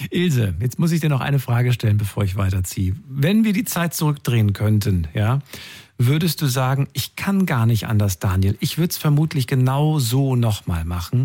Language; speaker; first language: German; native; German